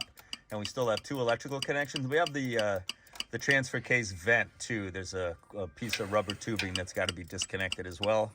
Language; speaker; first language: English; native; English